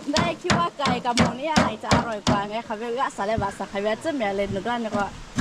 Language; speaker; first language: Thai; non-native, local second language; Lahu